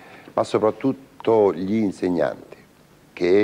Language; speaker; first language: Italian; native; Italian